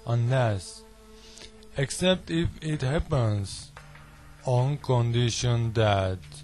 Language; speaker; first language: English; non-native, learner; Turkish